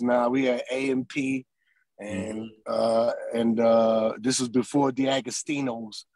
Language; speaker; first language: English; native; English